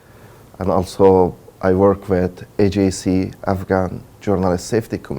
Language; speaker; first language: English; non-native, learner; Persian